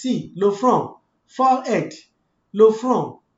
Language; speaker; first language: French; non-native, fluent; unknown